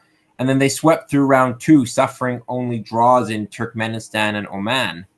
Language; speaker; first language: English; native; English